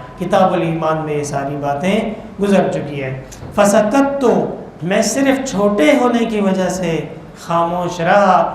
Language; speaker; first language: Urdu; non-native, local second language; Pashto